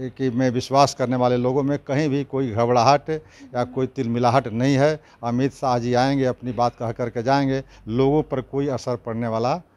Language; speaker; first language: Hindi; native; Hindi